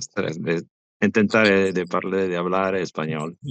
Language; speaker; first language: Spanish; non-native, learner; Italian